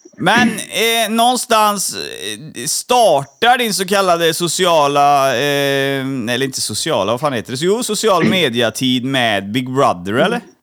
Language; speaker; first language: Swedish; native; Swedish